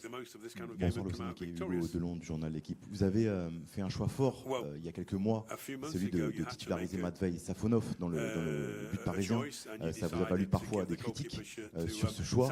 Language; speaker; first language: French; native; French